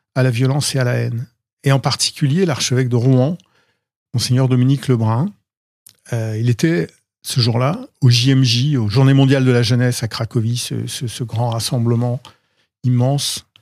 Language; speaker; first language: French; native; French